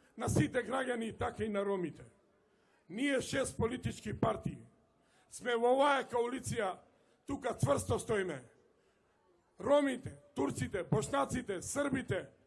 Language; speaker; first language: Macedonian; non-native, local second language; Romany